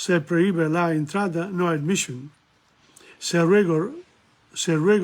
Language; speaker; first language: Spanish; non-native, learner; English